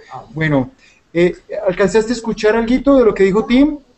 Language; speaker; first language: Spanish; native; Spanish